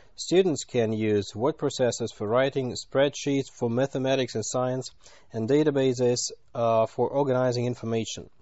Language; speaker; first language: English; non-native, fluent; Russian